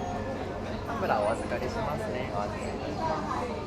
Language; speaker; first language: Japanese; native; Japanese